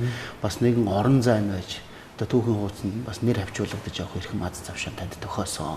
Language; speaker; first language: Mongolian; native; Mongolian